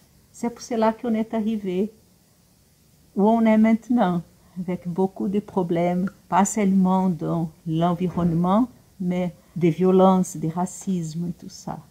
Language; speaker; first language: French; non-native, fluent; Portuguese